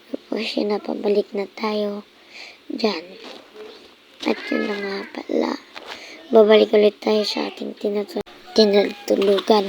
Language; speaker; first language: Filipino; native; Filipino